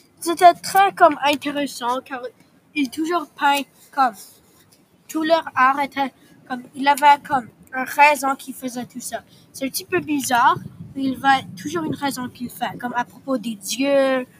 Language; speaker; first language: French; non-native, local second language; English